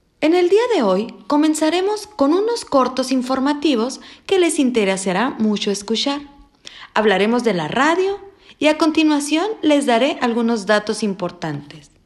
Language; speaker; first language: Spanish; native; Spanish